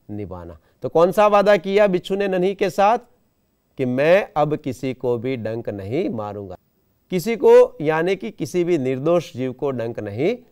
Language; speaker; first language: Hindi; non-native, local second language; Gujarati